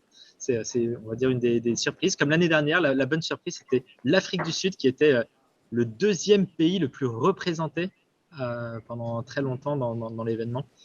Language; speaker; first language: French; native; French